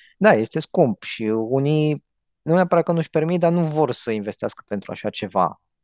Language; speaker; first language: Romanian; native; Romanian